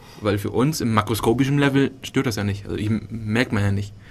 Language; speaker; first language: German; native; German